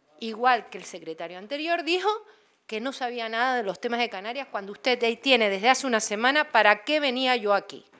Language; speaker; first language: Spanish; native; Spanish